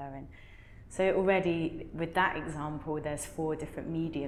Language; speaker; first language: English; native; English